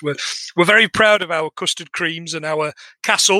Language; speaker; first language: English; native; English